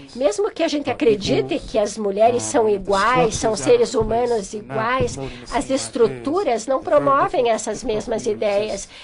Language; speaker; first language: Portuguese; non-native, fluent; English